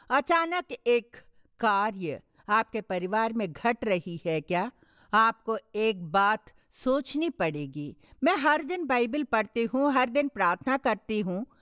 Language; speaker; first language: Hindi; non-native, local second language; Tamil